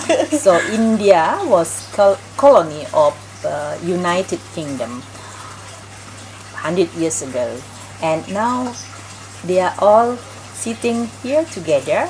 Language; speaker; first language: English; non-native, local second language; Indonesian